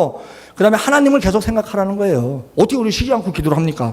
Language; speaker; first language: Korean; native; Korean